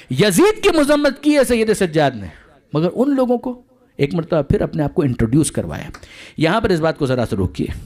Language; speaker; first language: Urdu; non-native, local second language; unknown